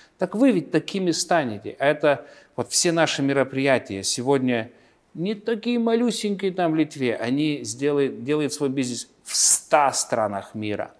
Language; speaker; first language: Russian; non-native, local second language; Lithuanian